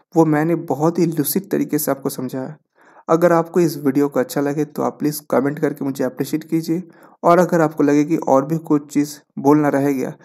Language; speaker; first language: Hindi; non-native, local second language; Bangla